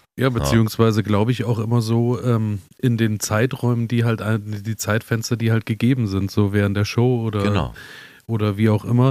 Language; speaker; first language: German; native; German